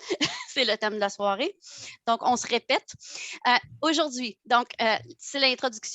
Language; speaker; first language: French; native; French